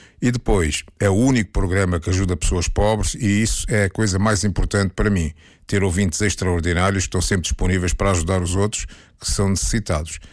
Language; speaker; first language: Portuguese; native; Portuguese